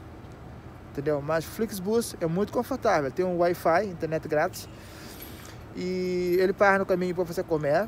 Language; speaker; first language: Portuguese; non-native, local second language; Kabuverdianu